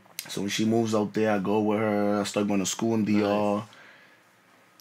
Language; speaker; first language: English; early bilingual, other home language; Spanish